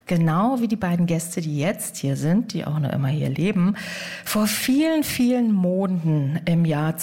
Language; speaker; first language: German; native; German